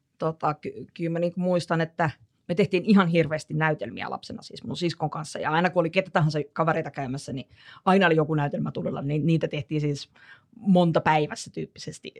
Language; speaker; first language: Finnish; native; Finnish